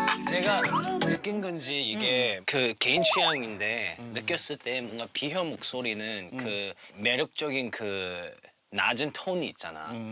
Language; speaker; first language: Korean; non-native, fluent; Cantonese